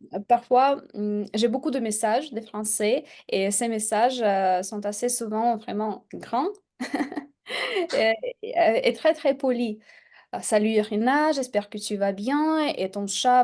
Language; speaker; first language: French; non-native, fluent; Russian